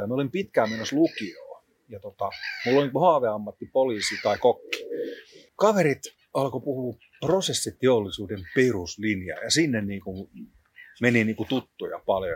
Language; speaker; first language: Finnish; native; Finnish